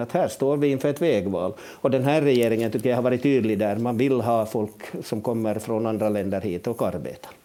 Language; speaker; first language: Swedish; native; Swedish